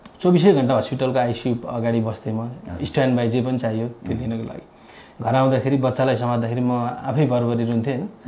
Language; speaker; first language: Nepali; native; Nepali